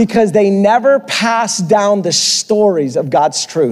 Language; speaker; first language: English; early bilingual, other home language; Spanish